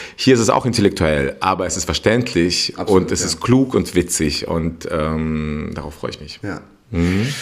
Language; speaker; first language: German; non-native, fluent; Russian